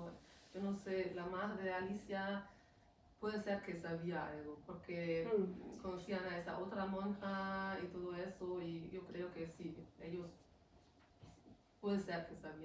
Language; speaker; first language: Spanish; non-native, fluent; German